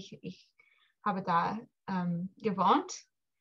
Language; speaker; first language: German; early bilingual, heritage; English